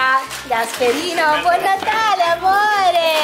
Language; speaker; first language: Italian; native; Italian